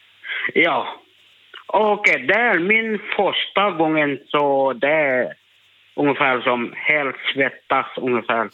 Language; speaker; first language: Swedish; non-native, learner; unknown